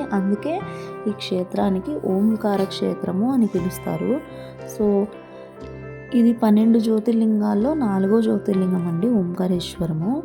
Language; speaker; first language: Telugu; native; Telugu